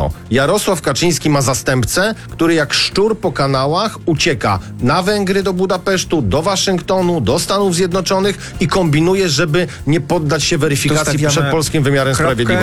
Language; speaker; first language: Polish; native; Polish